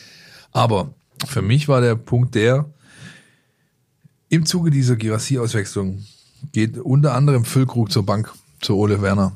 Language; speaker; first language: German; native; German